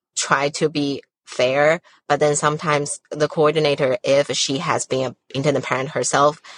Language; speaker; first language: English; non-native, fluent; Chinese